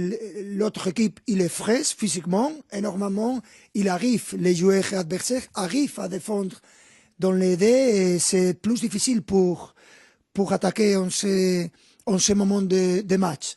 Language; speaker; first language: French; non-native, fluent; Spanish